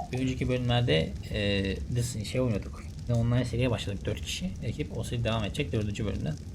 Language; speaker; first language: Turkish; native; Turkish